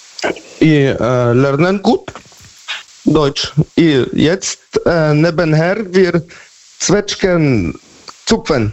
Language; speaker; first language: German; non-native, learner; Polish